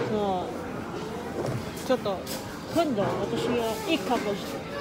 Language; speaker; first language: Japanese; non-native, learner; Filipino